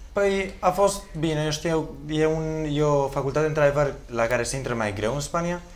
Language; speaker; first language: Romanian; early bilingual, other home language; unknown